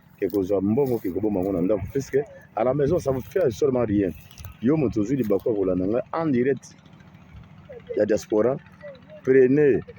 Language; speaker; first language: Lingala; native; Lingala